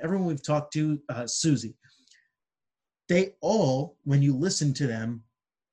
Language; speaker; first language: English; native; English